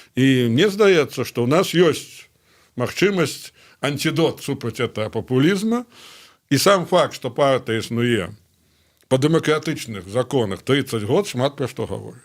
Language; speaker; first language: Belarusian; native; Belarusian